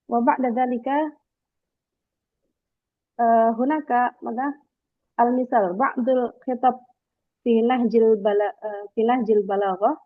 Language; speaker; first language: Arabic; non-native, learner; Indonesian